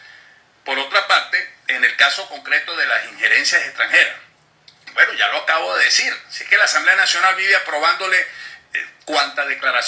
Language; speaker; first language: Spanish; native; Spanish